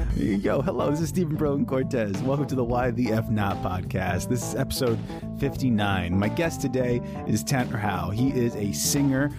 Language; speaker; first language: English; native; English